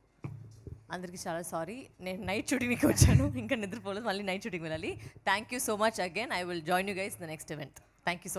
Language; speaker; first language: Telugu; non-native, fluent; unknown